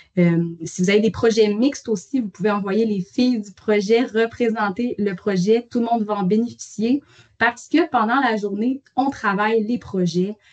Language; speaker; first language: French; native; French